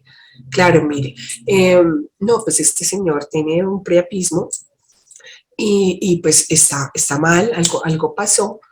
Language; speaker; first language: Spanish; native; Spanish